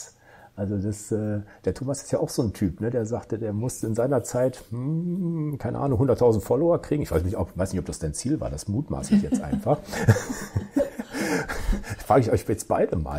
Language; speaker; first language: German; native; German